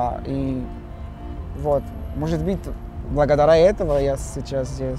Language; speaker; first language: Russian; non-native, learner; Portuguese